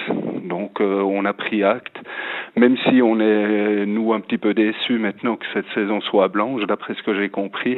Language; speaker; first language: French; native; French